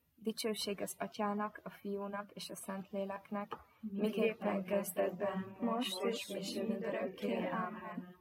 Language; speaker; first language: Hungarian; native; Hungarian